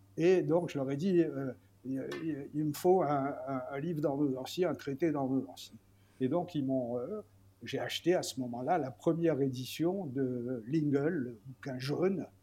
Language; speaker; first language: French; native; French